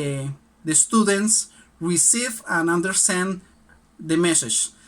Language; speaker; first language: English; non-native, learner; Spanish